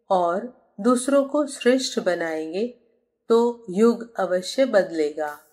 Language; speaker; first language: Hindi; native; Hindi